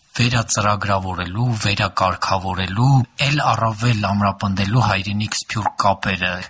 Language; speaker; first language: Armenian; native; Armenian